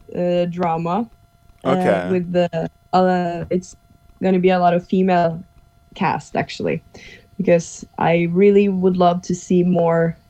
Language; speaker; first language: English; non-native, fluent; Norwegian